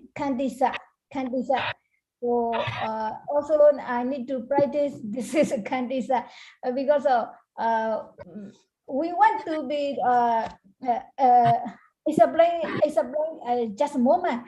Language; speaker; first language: English; non-native, learner; Burmese